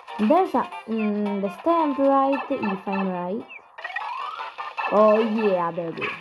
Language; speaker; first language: English; non-native, learner; Italian